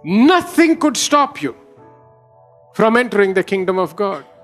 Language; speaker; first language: English; non-native, local second language; Telugu